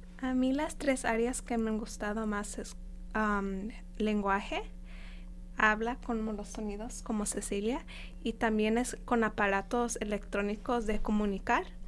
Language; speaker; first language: Spanish; non-native, fluent; English